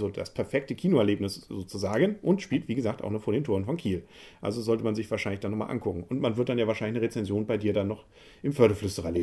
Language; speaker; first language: German; native; German